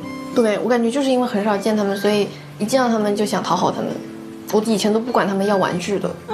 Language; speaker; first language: Chinese; native; Chinese